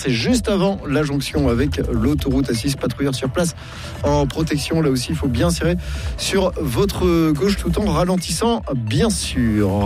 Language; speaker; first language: French; native; French